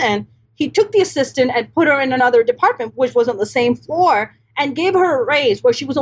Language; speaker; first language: English; non-native, local second language; Urdu